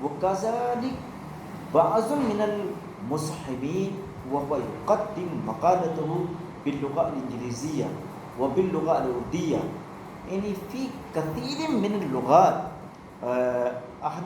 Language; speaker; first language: Arabic; non-native, fluent; Urdu